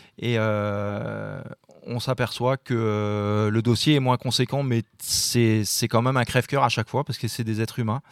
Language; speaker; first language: French; native; French